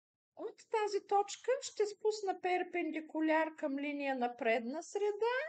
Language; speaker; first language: Bulgarian; native; Bulgarian